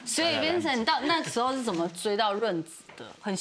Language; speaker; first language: Chinese; native; Chinese